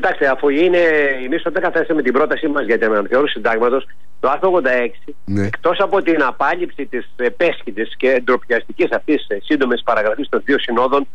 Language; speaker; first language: Greek; native; Greek